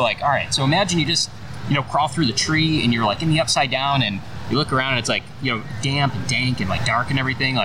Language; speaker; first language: English; native; English